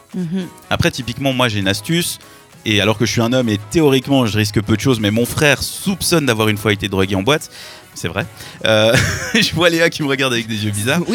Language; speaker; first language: French; native; French